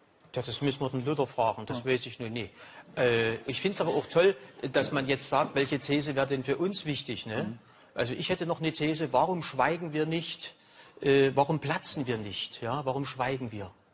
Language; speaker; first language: German; native; German